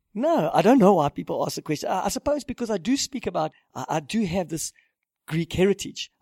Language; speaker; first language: English; native; English